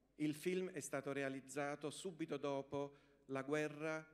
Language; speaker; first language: Italian; native; Italian